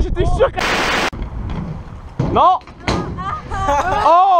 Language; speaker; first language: French; native; French